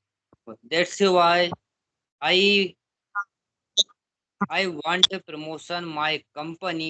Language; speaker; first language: English; non-native, learner; Hindi